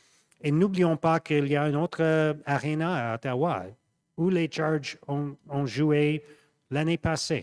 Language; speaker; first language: French; non-native, local second language; English